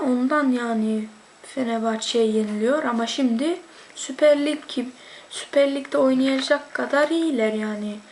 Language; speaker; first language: Turkish; early bilingual, heritage; Turkish